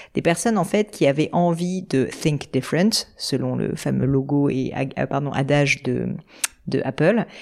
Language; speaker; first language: French; native; French